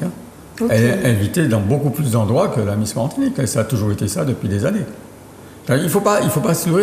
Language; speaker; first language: French; native; French